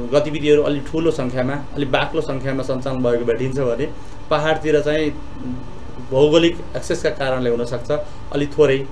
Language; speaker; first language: Nepali; native; Nepali